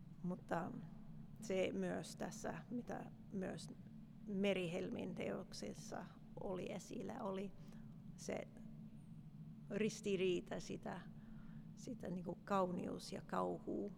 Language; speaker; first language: Finnish; non-native, fluent; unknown